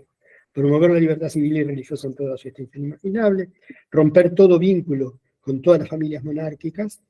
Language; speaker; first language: Spanish; native; Spanish